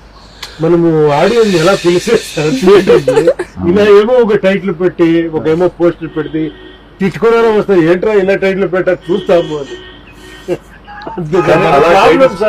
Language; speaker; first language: Telugu; non-native, learner; Kannada